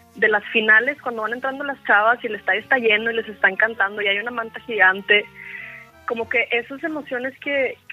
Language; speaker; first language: Spanish; native; Spanish